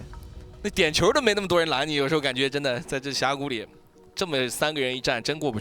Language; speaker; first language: Chinese; native; Chinese